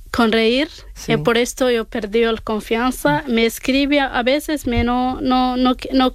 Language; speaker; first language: Spanish; non-native, learner; Arabic